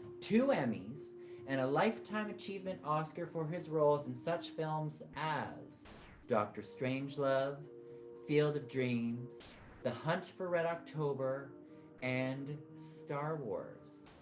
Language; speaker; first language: English; native; English